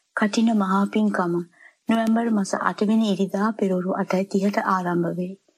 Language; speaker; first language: Sinhala; native; Sinhala